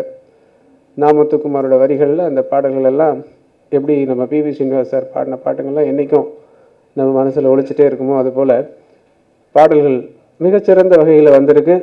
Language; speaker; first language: Tamil; native; Tamil